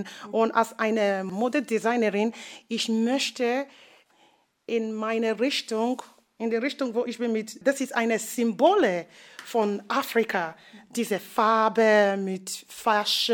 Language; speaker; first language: German; non-native, learner; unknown